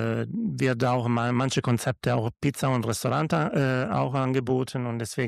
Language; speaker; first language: German; non-native, learner; Italian